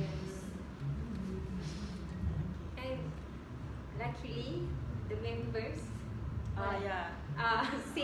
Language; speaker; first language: English; non-native, local second language; Malay